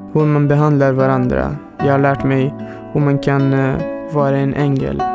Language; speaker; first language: Swedish; non-native, fluent; Hazaragi